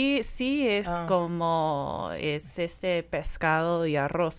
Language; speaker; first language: Spanish; non-native, fluent; English